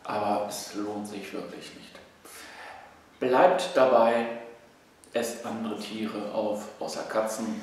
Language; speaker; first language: German; native; German